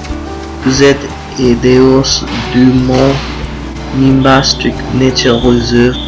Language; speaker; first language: French; non-native, learner; English